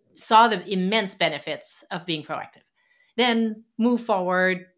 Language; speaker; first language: English; non-native, fluent; French